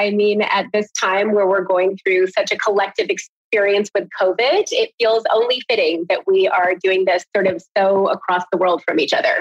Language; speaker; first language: English; native; English